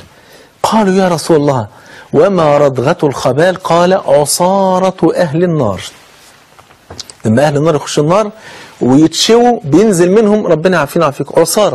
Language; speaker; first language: Arabic; native; Arabic